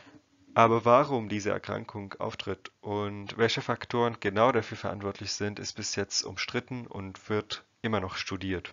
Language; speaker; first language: German; non-native, fluent; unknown